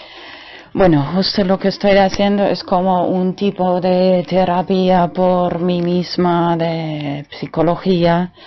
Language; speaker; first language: Spanish; non-native, learner; German